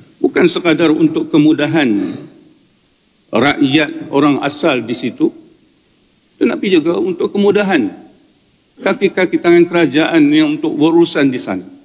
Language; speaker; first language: Malay; native; Malay